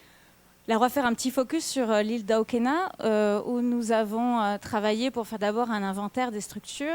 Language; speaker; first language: French; native; French